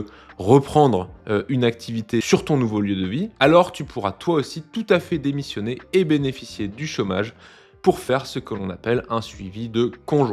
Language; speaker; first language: French; native; French